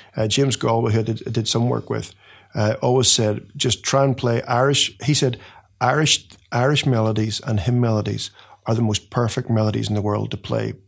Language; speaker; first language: English; native; English